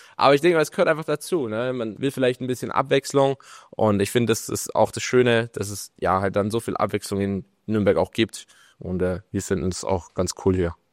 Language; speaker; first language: German; native; German